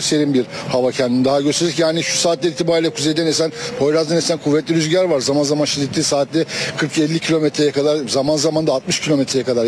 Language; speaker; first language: Turkish; native; Turkish